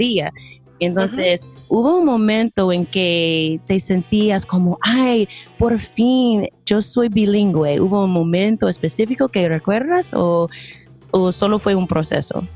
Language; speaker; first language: Spanish; non-native, fluent; English